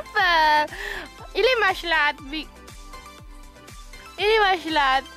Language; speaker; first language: Polish; non-native, learner; Filipino